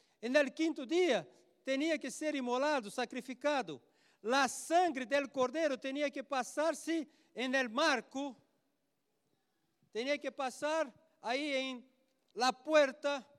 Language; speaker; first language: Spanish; non-native, learner; Portuguese